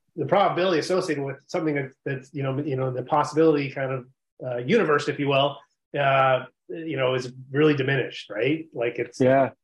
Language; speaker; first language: English; native; English